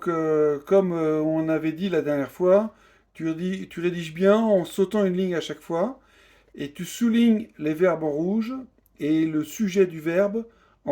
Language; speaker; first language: French; native; French